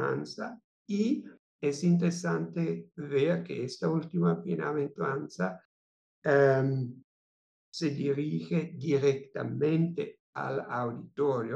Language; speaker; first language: Spanish; non-native, fluent; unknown